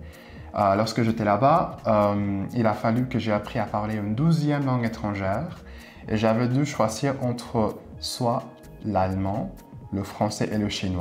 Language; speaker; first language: French; non-native, fluent; English